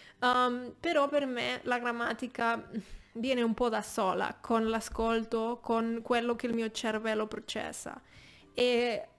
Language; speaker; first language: Italian; non-native, fluent; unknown